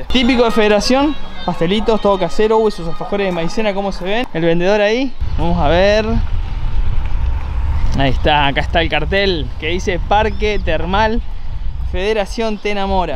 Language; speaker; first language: Spanish; native; Spanish